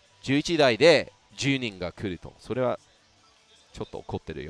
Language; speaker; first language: Japanese; non-native, learner; English